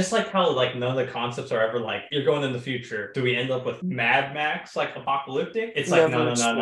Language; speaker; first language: English; native; English